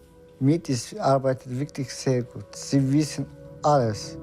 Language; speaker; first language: German; non-native, learner; Turkish